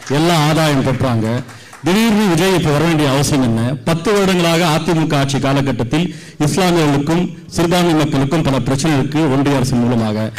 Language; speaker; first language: Tamil; native; Tamil